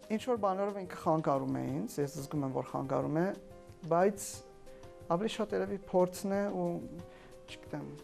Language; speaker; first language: Armenian; early bilingual, heritage; Armenian